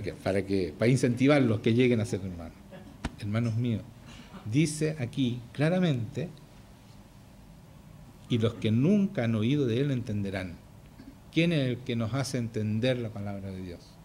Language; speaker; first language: Spanish; native; Spanish